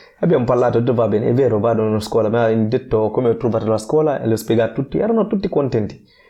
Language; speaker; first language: Italian; non-native, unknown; Fula